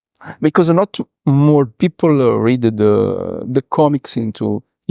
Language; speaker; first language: English; non-native, learner; Italian